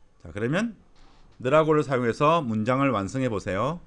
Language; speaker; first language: Korean; native; Korean